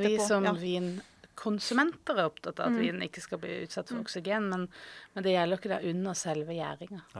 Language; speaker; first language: Norwegian; native; Norwegian